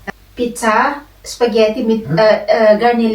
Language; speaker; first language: German; non-native, learner; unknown